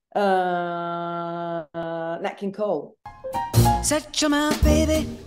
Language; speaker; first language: English; native; English